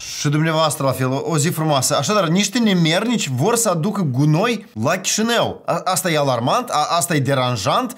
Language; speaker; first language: Romanian; native; Romanian